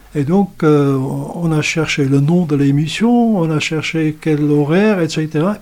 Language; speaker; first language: French; non-native, fluent; Dutch